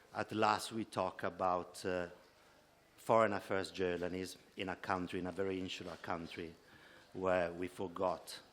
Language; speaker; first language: English; non-native, fluent; Italian